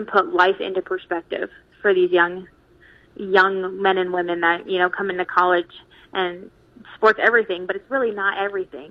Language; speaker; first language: English; native; English